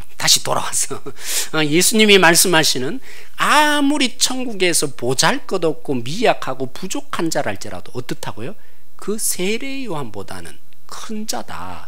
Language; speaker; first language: Korean; native; Korean